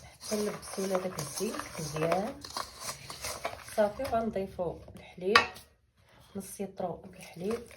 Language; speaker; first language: Arabic; native; Arabic